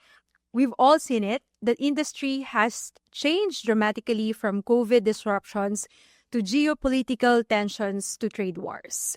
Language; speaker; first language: English; non-native, local second language; Filipino